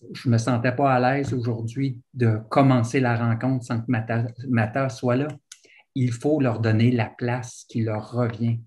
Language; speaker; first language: French; native; French